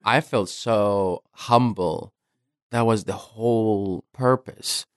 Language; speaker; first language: English; non-native, fluent; Arabic